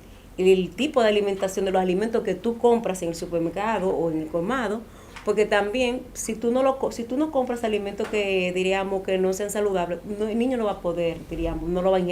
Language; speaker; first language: Spanish; native; Spanish